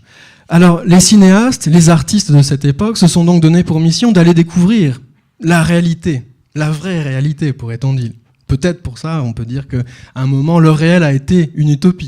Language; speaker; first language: French; native; French